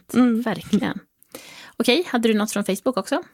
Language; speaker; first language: Swedish; native; Swedish